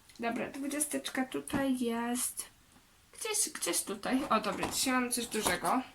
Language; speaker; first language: Polish; early bilingual, heritage; Polish